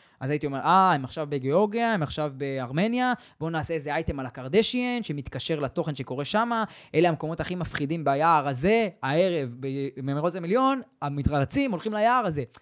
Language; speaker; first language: Hebrew; early bilingual, other home language; English